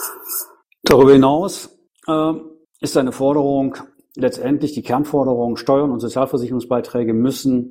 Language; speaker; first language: German; native; German